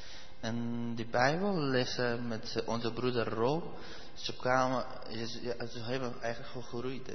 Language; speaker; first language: Dutch; non-native, learner; Persian